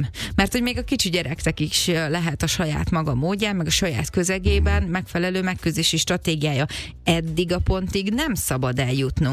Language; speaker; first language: Hungarian; native; Hungarian